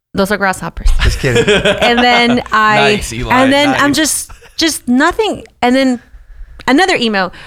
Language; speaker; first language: English; early bilingual, other home language; Spanish